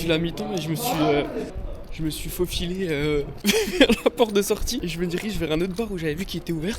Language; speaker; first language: French; native; French